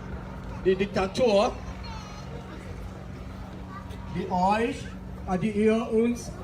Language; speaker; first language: German; non-native, fluent; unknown